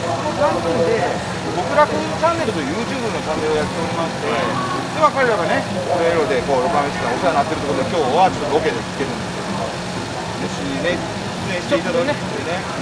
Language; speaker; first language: Japanese; native; Japanese